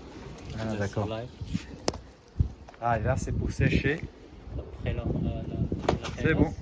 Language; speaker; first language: French; non-native, fluent; German